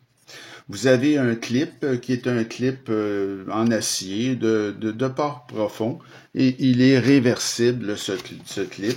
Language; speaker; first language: French; native; French